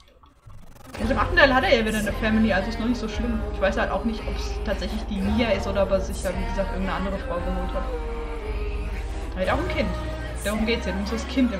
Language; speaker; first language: German; native; German